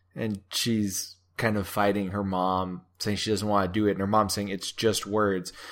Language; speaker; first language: English; native; English